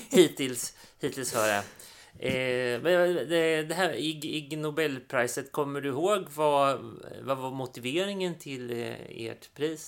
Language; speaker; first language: Swedish; native; Swedish